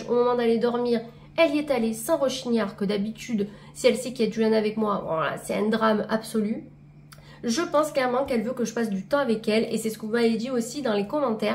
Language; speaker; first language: French; native; French